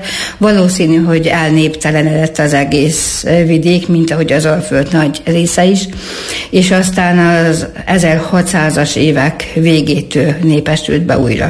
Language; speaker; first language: Hungarian; native; Hungarian